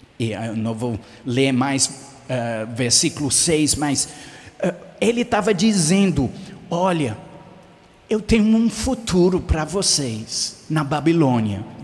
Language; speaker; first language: Portuguese; non-native, fluent; English